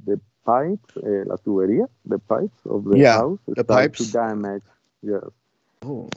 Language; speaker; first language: English; non-native, learner; Spanish